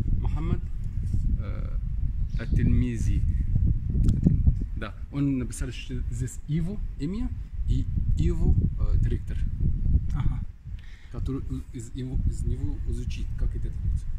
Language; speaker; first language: Russian; non-native, learner; Arabic